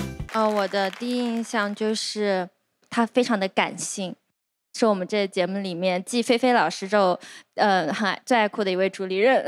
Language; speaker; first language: Chinese; native; Chinese